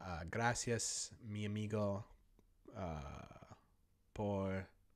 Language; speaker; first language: Spanish; non-native, learner; English